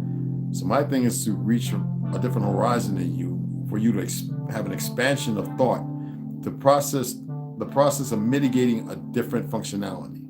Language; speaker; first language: English; native; English